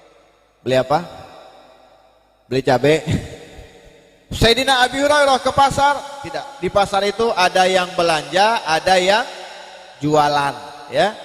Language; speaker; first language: Indonesian; native; Indonesian